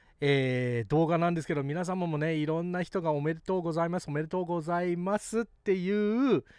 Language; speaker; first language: Japanese; early bilingual, heritage; Japanese